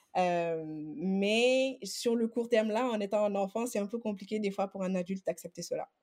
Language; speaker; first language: French; non-native, local second language; Wolof